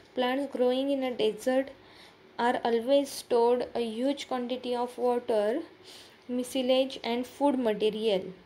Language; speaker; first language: English; non-native, local second language; Marathi